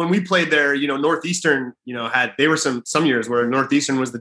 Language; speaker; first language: English; native; English